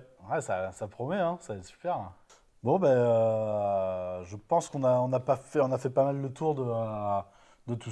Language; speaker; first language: French; native; French